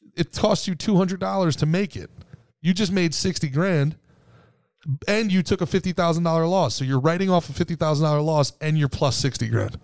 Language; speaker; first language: English; native; English